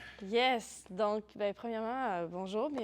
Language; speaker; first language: French; native; French